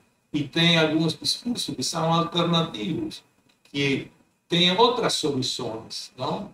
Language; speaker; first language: Portuguese; non-native, fluent; Spanish